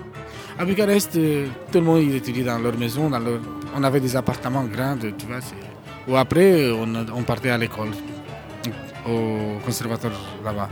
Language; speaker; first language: French; non-native, learner; Romanian